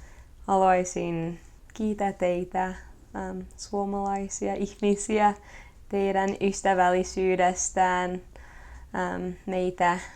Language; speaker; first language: Finnish; non-native, fluent; English